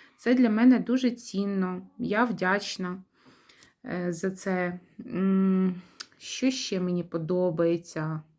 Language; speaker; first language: Ukrainian; native; Ukrainian